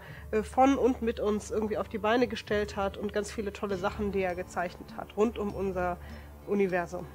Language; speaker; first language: German; native; German